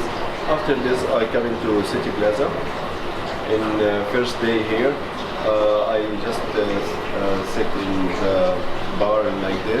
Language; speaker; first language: English; non-native, learner; Arabic